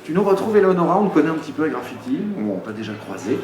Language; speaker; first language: French; native; French